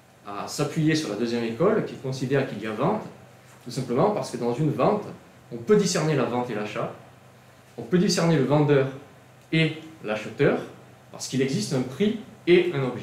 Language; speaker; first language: French; native; French